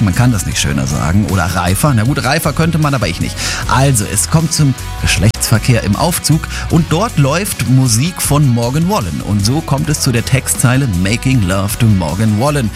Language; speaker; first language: German; native; German